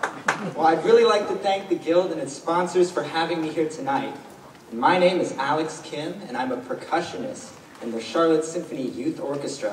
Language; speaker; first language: English; native; English